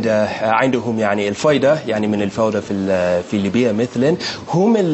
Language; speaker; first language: Arabic; non-native, learner; English